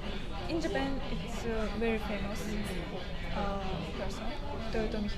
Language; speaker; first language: English; non-native, learner; Russian